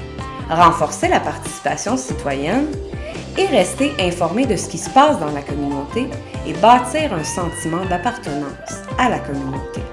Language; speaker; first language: French; native; French